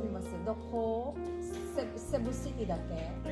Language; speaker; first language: Japanese; non-native, fluent; Filipino